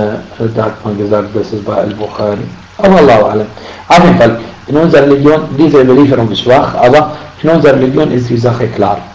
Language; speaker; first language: German; non-native, fluent; Arabic